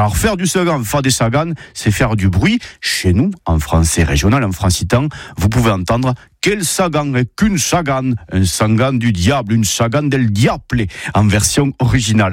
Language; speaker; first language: French; native; French